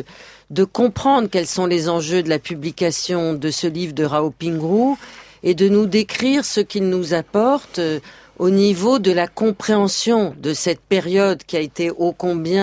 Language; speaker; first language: French; native; French